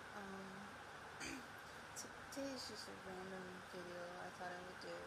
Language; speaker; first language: English; native; English